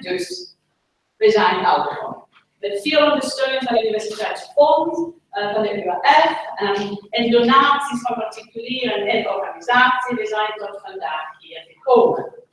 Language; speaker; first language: Dutch; non-native, fluent; English